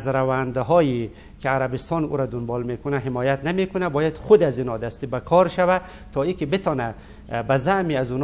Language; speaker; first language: Persian; native; Persian